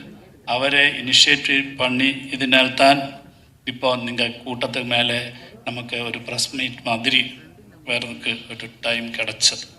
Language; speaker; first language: Tamil; non-native, learner; Malayalam